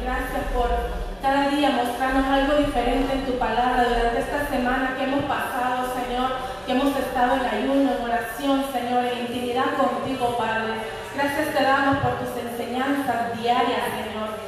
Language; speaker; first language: Spanish; native; Spanish